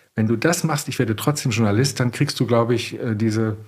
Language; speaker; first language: German; native; German